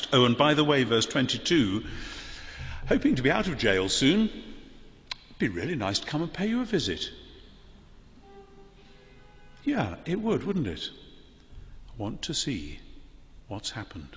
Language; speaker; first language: English; native; English